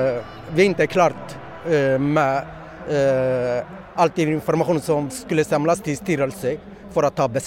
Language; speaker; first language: Swedish; non-native, fluent; Kurdish